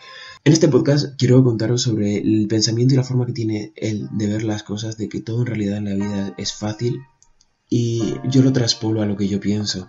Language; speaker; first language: Spanish; native; Spanish